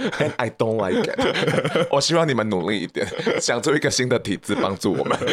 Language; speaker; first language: Chinese; native; Chinese